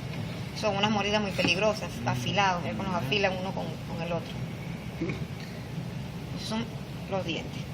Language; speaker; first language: Spanish; native; Spanish